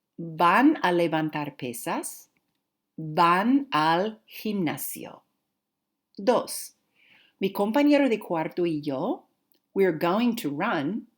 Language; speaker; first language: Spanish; non-native, fluent; English